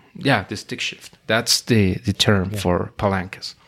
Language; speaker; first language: English; non-native, fluent; Spanish